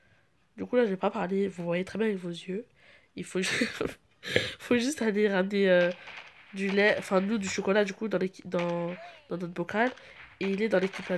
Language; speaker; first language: French; native; French